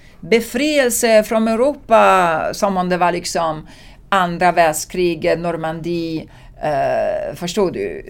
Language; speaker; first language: Swedish; non-native, fluent; Italian